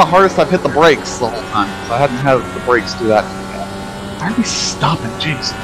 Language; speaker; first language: English; native; English